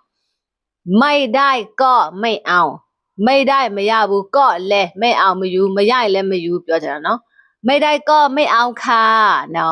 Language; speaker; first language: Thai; non-native, fluent; Burmese